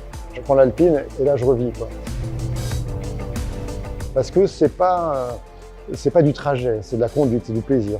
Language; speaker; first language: French; native; French